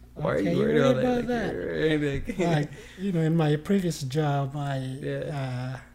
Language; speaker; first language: English; non-native, fluent; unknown